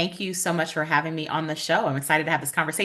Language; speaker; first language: English; native; English